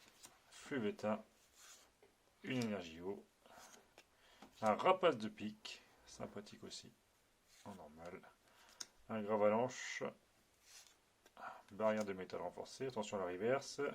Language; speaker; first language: French; native; French